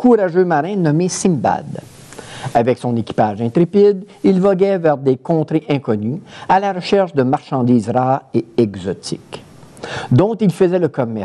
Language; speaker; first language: French; native; French